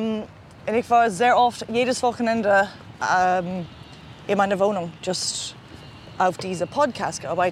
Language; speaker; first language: German; non-native, learner; English